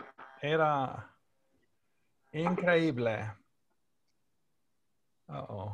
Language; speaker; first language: Spanish; non-native, fluent; English